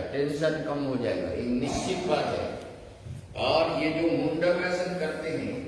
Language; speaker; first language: Hindi; non-native, local second language; Bangla